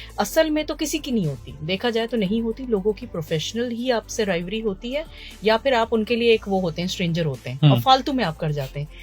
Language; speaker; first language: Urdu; early bilingual, heritage; Urdu